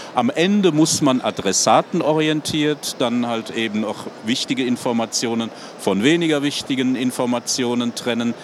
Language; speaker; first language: German; native; German